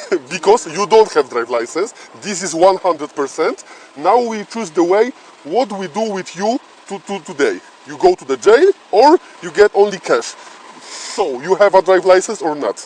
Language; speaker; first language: English; non-native, learner; Polish